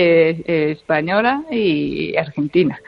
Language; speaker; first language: Spanish; non-native, learner; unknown